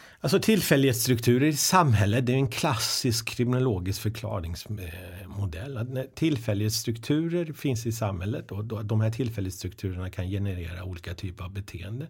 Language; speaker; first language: Swedish; early bilingual, other home language; Persian